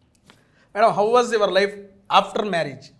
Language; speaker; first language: Telugu; native; Telugu